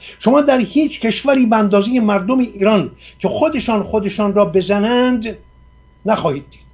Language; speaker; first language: Persian; non-native, local second language; Assyrian Neo-Aramaic